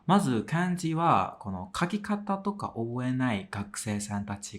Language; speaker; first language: Japanese; non-native, fluent; Burmese